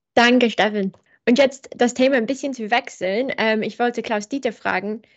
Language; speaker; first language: German; non-native, fluent; English